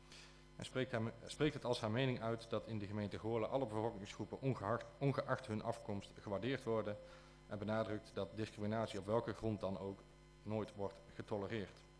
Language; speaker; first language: Dutch; native; Dutch